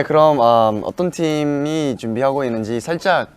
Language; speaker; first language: Korean; non-native, fluent; English